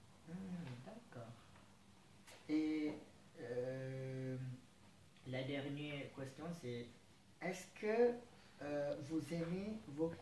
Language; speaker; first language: French; non-native, fluent; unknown